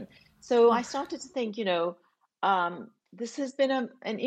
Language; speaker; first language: English; native; English